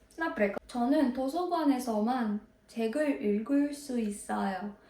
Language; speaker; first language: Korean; non-native, fluent; Ukrainian